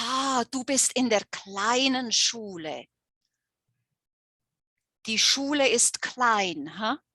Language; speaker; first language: German; non-native, fluent; English